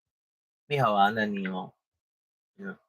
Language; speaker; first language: Japanese; non-native, learner; English